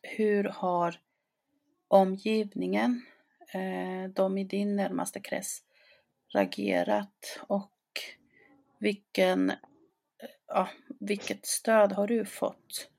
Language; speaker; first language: Swedish; native; Swedish